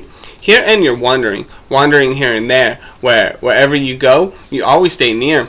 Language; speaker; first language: English; native; English